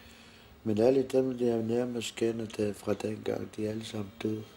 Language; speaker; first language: Danish; non-native, local second language; Kalaallisut